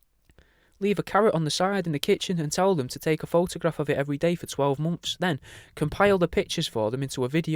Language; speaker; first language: English; native; English